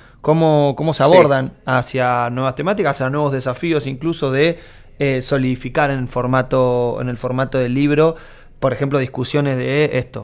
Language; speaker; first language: Spanish; native; Spanish